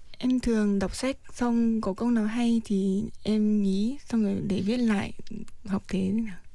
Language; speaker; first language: Vietnamese; early bilingual, heritage; Vietnamese